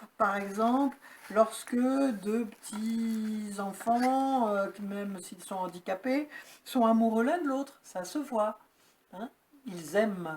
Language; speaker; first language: French; native; French